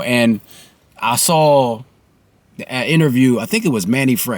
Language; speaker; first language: English; native; English